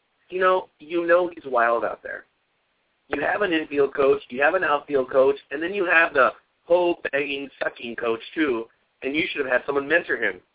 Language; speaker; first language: English; native; English